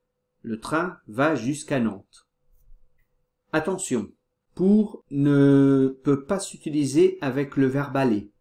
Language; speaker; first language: French; non-native, fluent; Portuguese